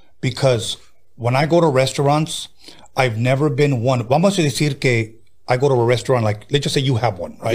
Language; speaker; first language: English; early bilingual, other home language; Spanish